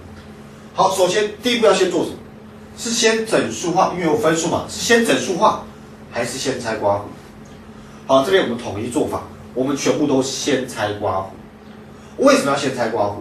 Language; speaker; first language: Chinese; native; Chinese